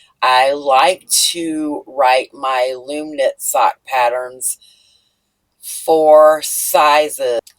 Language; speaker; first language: English; native; English